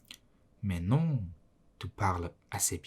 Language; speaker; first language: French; non-native, learner; Mongolian